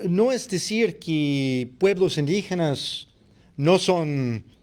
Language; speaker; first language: Spanish; non-native, fluent; English